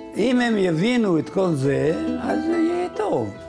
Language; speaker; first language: Hebrew; non-native, fluent; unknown